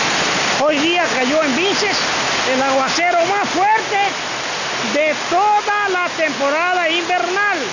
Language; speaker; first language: Spanish; native; Spanish